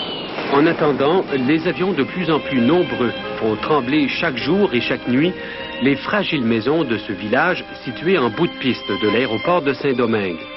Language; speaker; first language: French; native; French